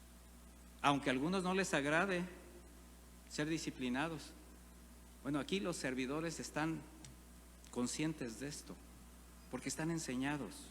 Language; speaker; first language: Spanish; native; Spanish